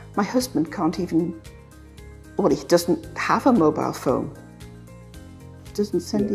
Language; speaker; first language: English; native; English